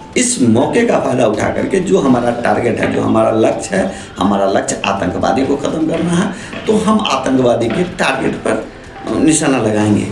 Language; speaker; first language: Hindi; non-native, local second language; Maithili